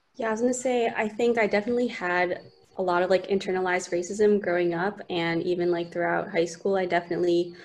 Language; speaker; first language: English; native; English